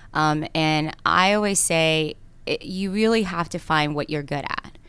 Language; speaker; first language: English; early bilingual, other home language; Korean